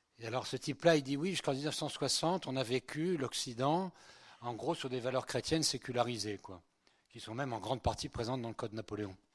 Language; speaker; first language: French; early bilingual, other home language; Spanish